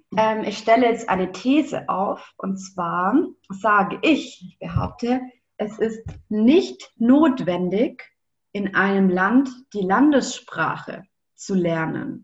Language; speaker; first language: German; native; German